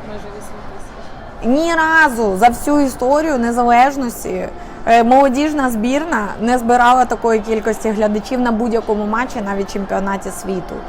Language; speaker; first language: Ukrainian; native; Ukrainian